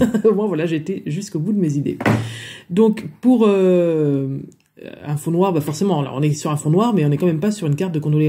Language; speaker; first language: French; native; French